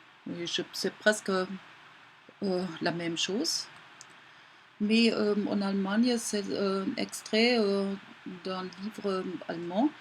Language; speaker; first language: French; non-native, fluent; German